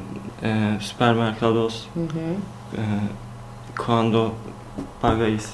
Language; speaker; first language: Spanish; non-native, learner; Turkish